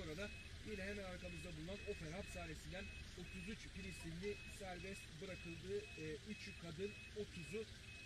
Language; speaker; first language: Turkish; native; Turkish